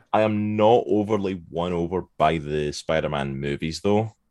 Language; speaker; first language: English; native; English